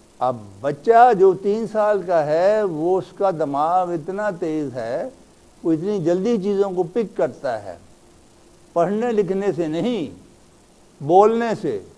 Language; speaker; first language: Urdu; native; Urdu